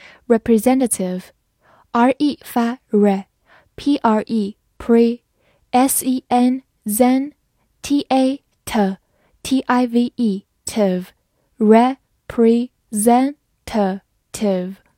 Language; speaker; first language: English; non-native, fluent; Chinese